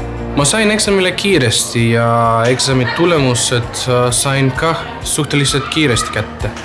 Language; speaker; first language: Estonian; non-native, fluent; Macedonian